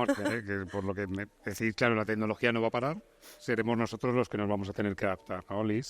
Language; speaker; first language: Spanish; native; Spanish